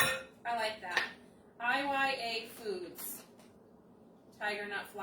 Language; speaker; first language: English; native; English